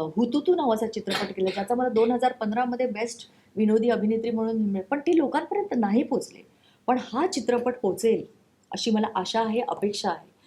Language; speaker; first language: Marathi; non-native, local second language; Konkani